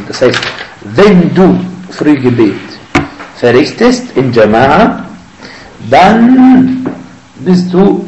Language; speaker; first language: German; non-native, fluent; Arabic